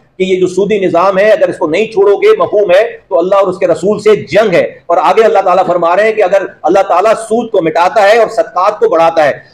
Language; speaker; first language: Urdu; native; Urdu